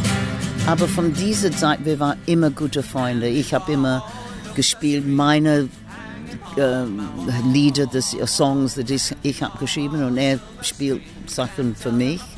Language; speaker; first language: German; non-native, fluent; English